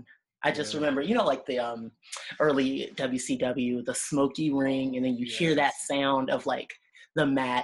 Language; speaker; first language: English; native; English